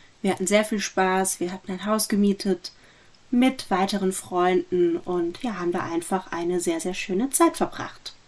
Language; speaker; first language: German; native; German